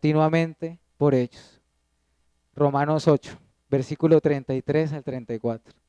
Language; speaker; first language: Spanish; native; Spanish